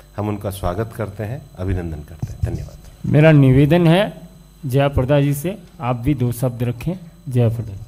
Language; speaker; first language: Hindi; native; Hindi